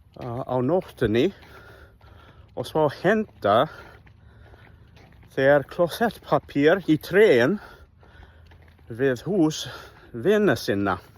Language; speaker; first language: Icelandic; non-native, learner; English